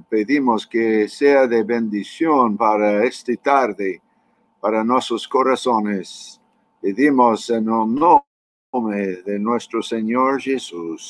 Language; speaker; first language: Spanish; non-native, fluent; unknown